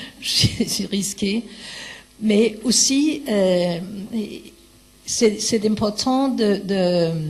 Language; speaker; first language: French; non-native, fluent; Danish